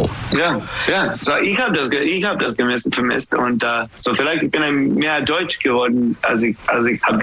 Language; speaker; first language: German; non-native, learner; English